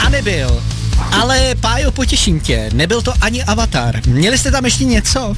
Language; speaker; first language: Czech; native; Czech